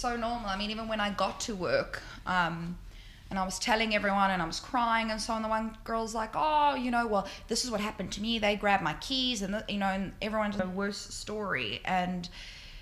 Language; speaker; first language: English; native; English